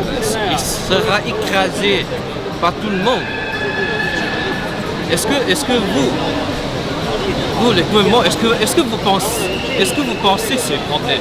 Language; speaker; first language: French; non-native, fluent; Chinese